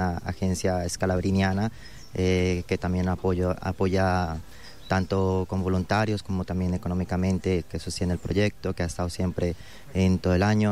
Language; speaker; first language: Spanish; native; Spanish